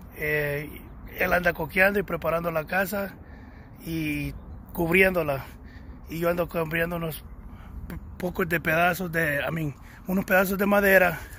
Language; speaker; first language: Spanish; native; Spanish